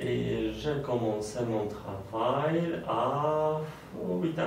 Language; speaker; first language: French; non-native, learner; Polish